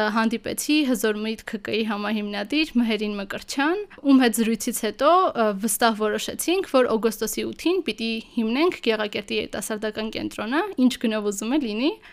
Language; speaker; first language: Armenian; native; Armenian